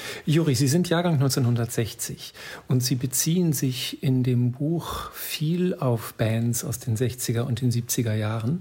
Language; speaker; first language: German; native; German